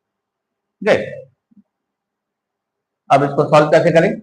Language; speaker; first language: Hindi; native; Hindi